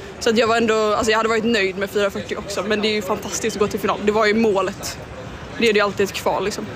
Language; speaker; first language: Swedish; native; Swedish